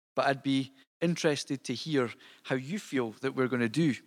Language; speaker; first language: English; native; English